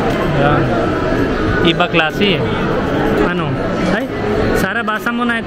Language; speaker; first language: Filipino; non-native, learner; Hindi